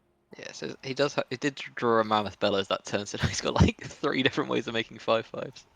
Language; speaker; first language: English; native; English